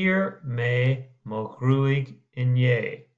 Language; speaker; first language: Irish; non-native, local second language; English